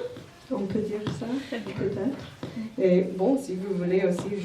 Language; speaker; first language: French; non-native, fluent; English